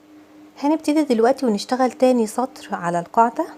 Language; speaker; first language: Arabic; native; Arabic